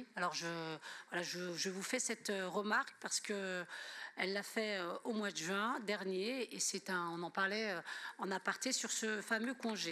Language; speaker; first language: French; native; French